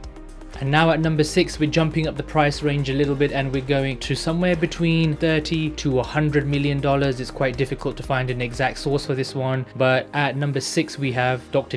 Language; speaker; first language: English; native; English